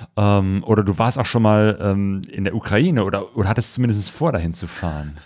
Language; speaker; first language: German; native; German